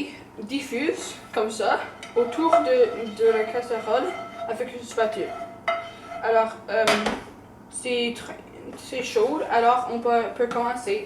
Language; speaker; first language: French; non-native, learner; English